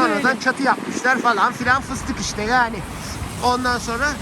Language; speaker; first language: Turkish; native; Turkish